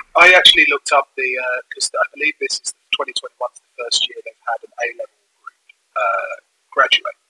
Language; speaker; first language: English; native; English